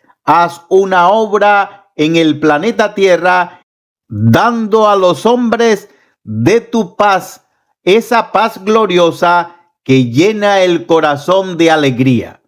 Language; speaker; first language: Spanish; native; Spanish